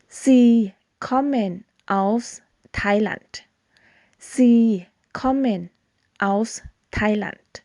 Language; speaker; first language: German; non-native, fluent; Thai